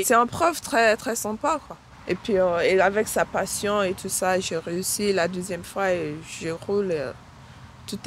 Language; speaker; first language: French; non-native, learner; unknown